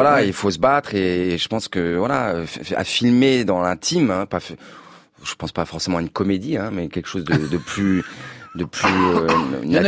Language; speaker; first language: French; native; French